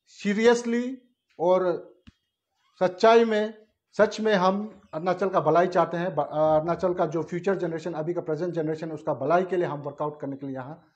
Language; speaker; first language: Hindi; non-native, local second language; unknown